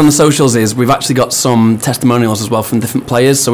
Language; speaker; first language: English; native; English